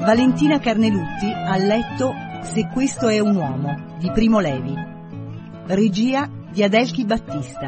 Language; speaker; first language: Italian; native; Italian